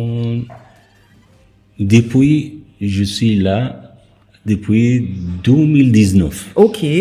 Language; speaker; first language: French; non-native, learner; Persian